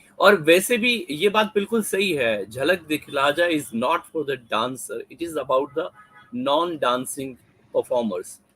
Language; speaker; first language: Hindi; native; Hindi